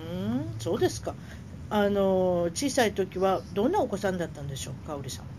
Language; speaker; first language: Japanese; native; Japanese